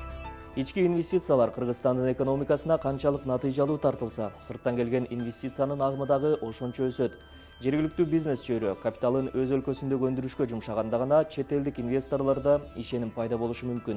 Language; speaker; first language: Kyrgyz; native; Kyrgyz